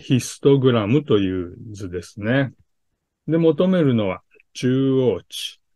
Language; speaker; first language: Japanese; native; Japanese